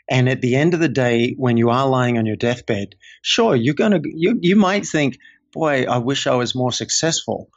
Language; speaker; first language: English; native; English